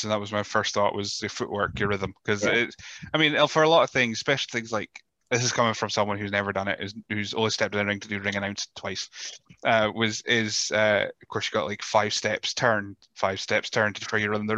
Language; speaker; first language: English; native; English